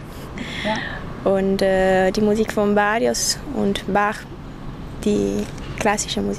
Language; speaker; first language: German; non-native, fluent; Italian